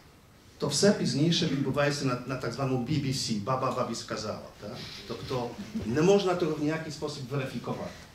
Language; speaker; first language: Ukrainian; native; Ukrainian